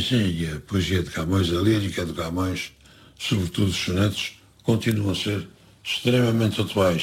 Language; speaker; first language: Portuguese; native; Portuguese